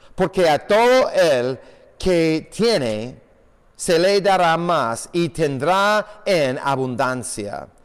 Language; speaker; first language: Spanish; non-native, fluent; English